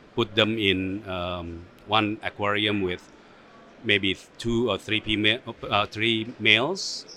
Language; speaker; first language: English; non-native, fluent; Indonesian